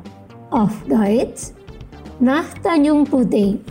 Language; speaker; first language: German; non-native, fluent; Indonesian